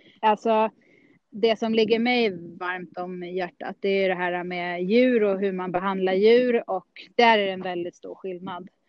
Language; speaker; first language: Swedish; native; Swedish